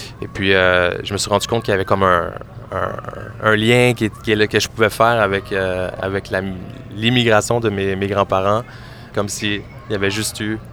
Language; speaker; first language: French; native; French